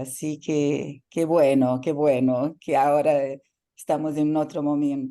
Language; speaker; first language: Spanish; non-native, fluent; Portuguese